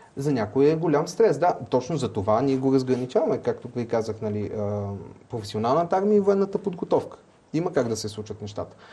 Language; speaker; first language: Bulgarian; native; Bulgarian